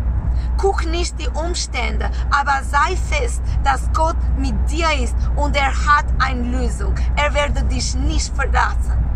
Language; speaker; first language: German; non-native, learner; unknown